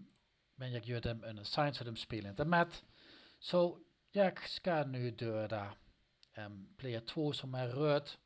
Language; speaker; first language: Swedish; non-native, learner; Dutch